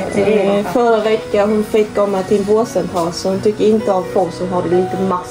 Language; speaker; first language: Swedish; non-native, learner; Vietnamese